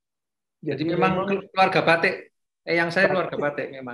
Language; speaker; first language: Indonesian; native; Indonesian